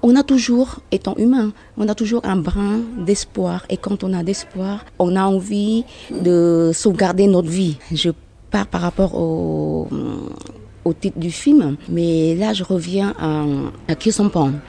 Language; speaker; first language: French; non-native, fluent; Khmer